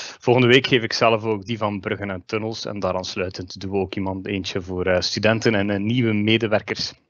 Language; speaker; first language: Dutch; native; Dutch